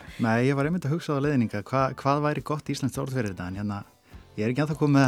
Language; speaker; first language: Icelandic; native; Icelandic